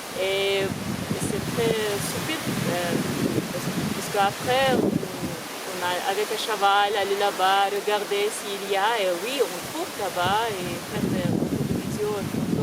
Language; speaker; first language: French; non-native, learner; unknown